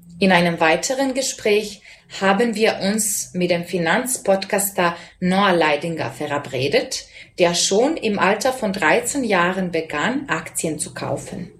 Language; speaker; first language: German; non-native, fluent; Serbian